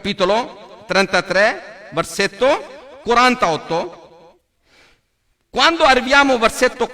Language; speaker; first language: Italian; non-native, learner; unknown